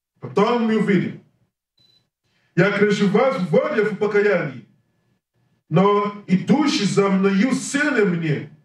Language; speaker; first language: Russian; non-native, learner; English